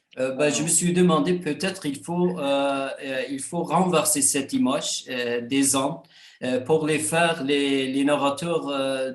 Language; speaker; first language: French; non-native, fluent; Kurdish